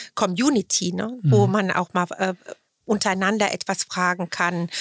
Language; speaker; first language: German; native; German